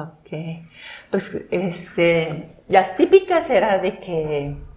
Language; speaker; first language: Spanish; non-native, local second language; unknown